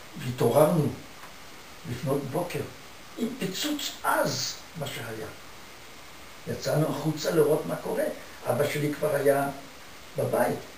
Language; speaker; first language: Hebrew; native; Hebrew